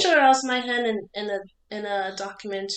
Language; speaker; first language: Welsh; non-native, learner; English